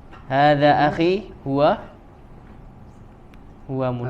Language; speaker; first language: Arabic; non-native, fluent; Indonesian